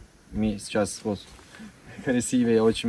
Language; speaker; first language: Russian; non-native, learner; Turkish